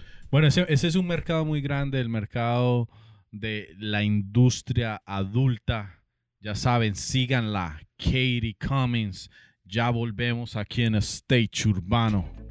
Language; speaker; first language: Spanish; native; Spanish